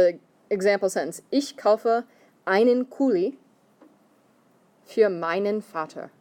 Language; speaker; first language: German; non-native, fluent; English